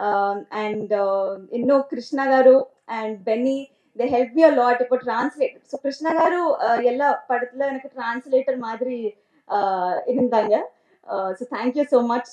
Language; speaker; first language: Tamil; non-native, learner; Telugu